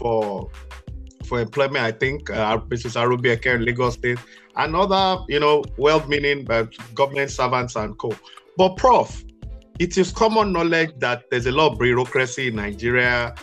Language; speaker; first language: English; non-native, local second language; Yoruba